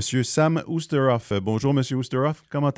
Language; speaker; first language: French; native; French